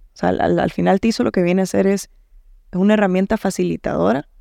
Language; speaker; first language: Spanish; native; Spanish